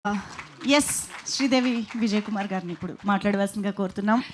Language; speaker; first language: Telugu; native; Telugu